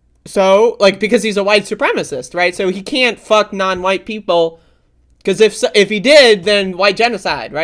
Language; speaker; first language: English; native; English